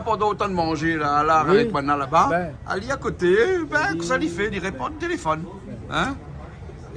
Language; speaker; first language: French; native; French